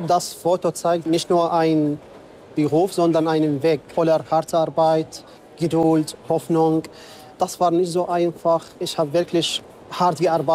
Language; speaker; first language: German; non-native, learner; Arabic